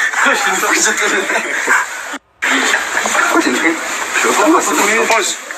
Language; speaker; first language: French; native; French